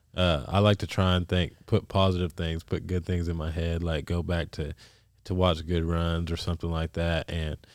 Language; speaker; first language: English; native; English